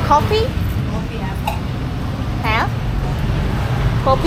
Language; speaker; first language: English; non-native, learner; Thai